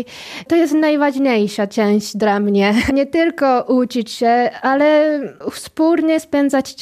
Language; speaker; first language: Polish; non-native, learner; Japanese